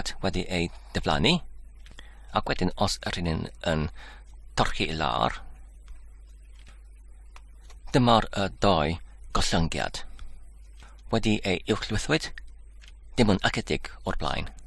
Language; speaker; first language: Welsh; non-native, learner; Polish